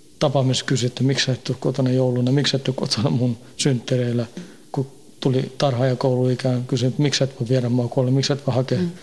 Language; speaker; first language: Finnish; early bilingual, heritage; Finnish